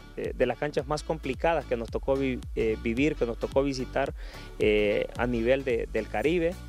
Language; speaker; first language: Spanish; native; Spanish